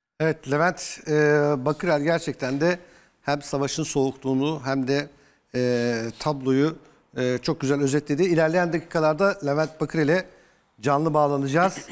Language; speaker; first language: Turkish; native; Turkish